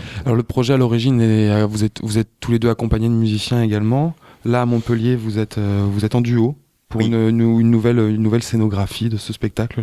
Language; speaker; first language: French; native; French